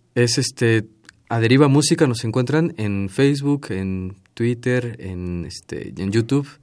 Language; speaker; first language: Spanish; native; Spanish